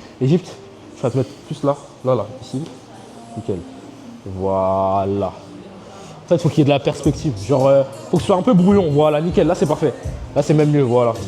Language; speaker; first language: French; native; French